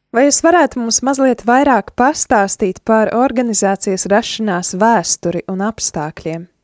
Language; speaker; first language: Latvian; native; Latvian